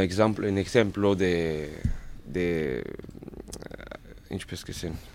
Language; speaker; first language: Spanish; non-native, learner; French